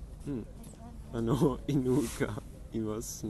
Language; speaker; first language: Japanese; non-native, learner; Czech